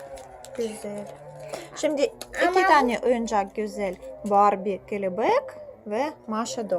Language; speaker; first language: Turkish; non-native, learner; Russian